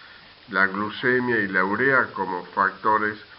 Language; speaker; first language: Spanish; native; Spanish